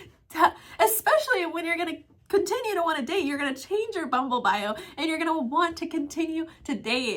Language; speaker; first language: English; native; English